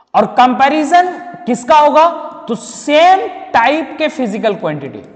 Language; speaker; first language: Hindi; native; Hindi